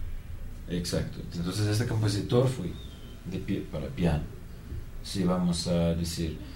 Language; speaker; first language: Spanish; non-native, learner; Russian